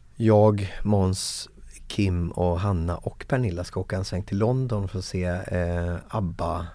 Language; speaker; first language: Swedish; native; Swedish